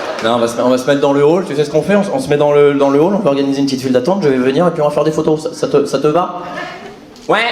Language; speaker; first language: French; native; French